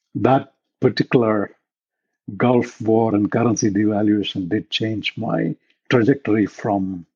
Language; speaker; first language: English; non-native, local second language; Tamil